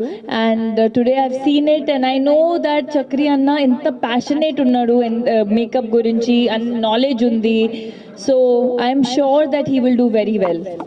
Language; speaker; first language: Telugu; non-native, local second language; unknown